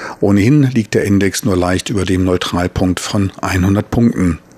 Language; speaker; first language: German; native; German